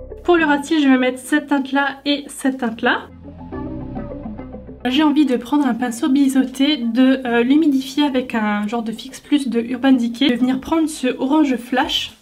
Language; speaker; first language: French; native; French